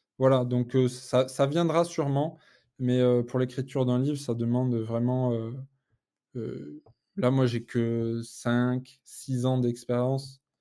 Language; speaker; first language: French; native; French